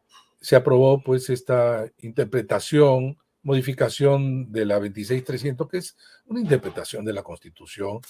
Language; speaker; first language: Spanish; native; Spanish